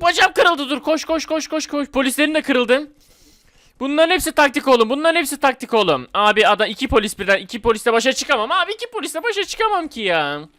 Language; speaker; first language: Turkish; native; Turkish